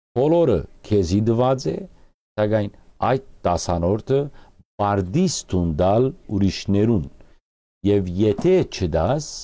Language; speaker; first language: Armenian; early bilingual, heritage; Armenian